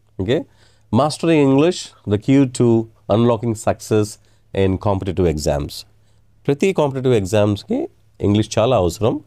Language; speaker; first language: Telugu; non-native, local second language; English